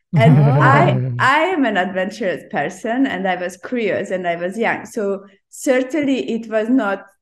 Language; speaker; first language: English; non-native, fluent; Hungarian